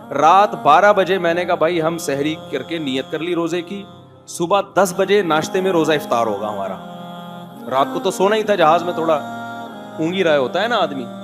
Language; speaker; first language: Urdu; native; Urdu